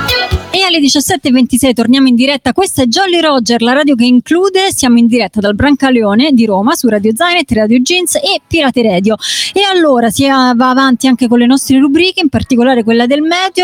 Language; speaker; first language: Italian; native; Italian